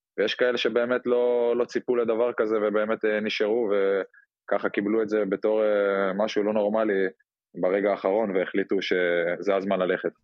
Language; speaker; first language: Hebrew; native; Hebrew